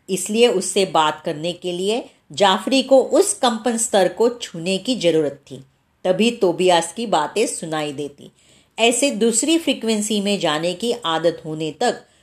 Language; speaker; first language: Hindi; non-native, local second language; Marathi